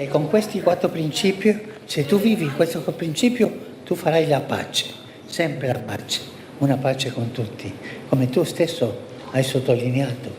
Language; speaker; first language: Italian; non-native, fluent; Spanish